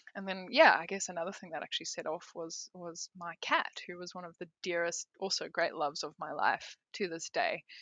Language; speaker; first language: English; native; English